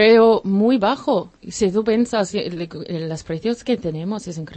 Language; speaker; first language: Spanish; non-native, learner; English